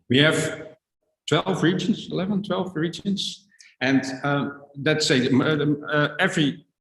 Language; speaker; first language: English; non-native, fluent; Dutch